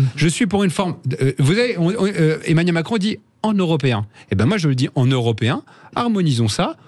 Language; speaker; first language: French; native; French